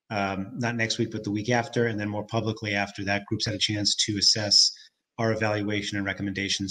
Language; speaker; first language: English; native; English